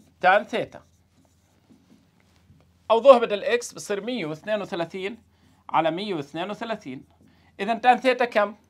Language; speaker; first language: Arabic; native; Arabic